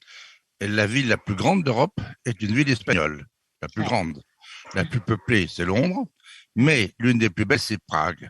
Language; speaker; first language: French; native; French